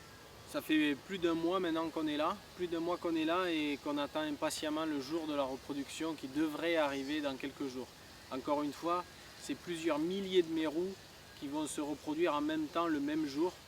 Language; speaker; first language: French; native; French